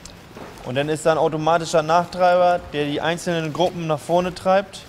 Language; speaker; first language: German; native; German